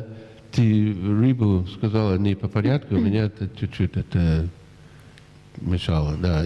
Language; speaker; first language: Russian; non-native, fluent; English